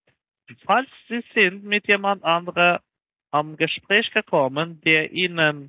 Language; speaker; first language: German; non-native, learner; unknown